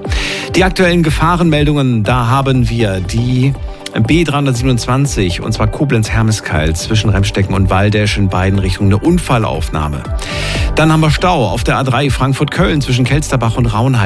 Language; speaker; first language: German; native; German